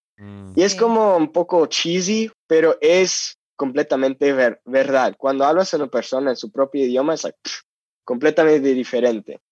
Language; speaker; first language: Spanish; non-native, fluent; English